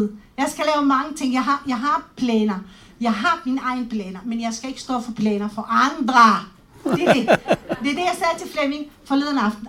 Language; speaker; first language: Danish; non-native, fluent; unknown